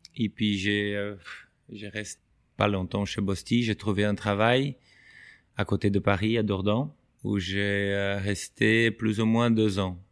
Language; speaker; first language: French; non-native, fluent; Portuguese